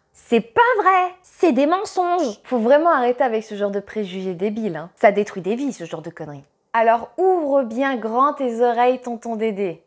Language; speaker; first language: French; native; French